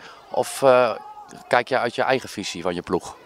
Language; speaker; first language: Dutch; native; Dutch